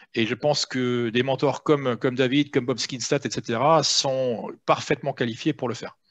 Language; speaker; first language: French; native; French